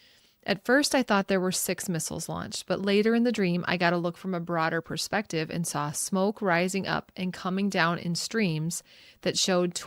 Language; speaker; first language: English; native; English